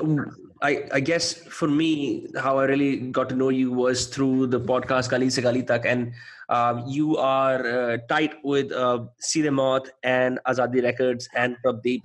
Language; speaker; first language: English; non-native, local second language; Hindi